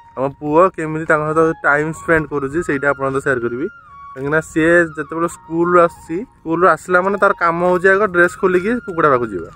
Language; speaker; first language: Odia; native; Odia